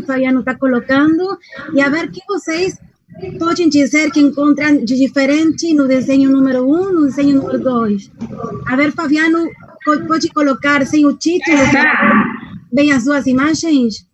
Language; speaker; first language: Portuguese; non-native, fluent; Spanish